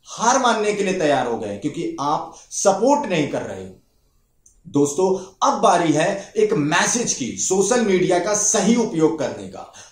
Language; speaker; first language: Hindi; non-native, local second language; Marathi